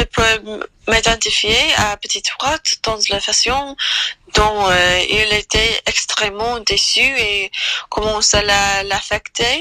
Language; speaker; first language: French; non-native, learner; English